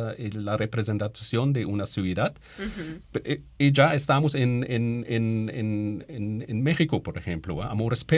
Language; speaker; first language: Spanish; non-native, fluent; German